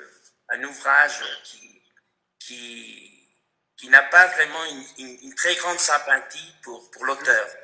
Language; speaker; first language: French; non-native, fluent; Spanish